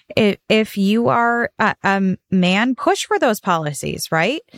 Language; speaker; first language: English; native; English